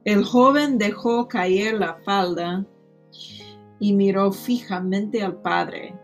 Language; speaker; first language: Spanish; non-native, fluent; English